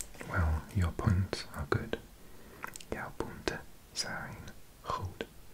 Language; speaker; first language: Dutch; non-native, learner; English